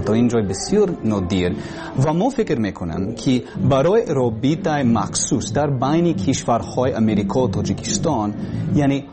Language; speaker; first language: Persian; non-native, learner; English